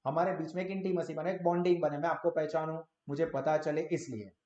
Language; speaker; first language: Hindi; non-native, local second language; Gujarati